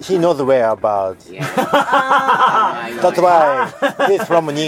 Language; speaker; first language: English; non-native, learner; Japanese